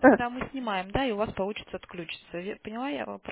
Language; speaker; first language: Russian; native; Russian